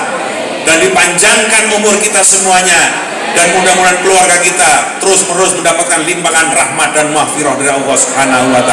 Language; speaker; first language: Indonesian; native; Indonesian